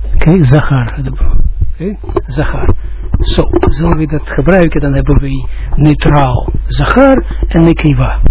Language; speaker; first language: Dutch; non-native, fluent; Russian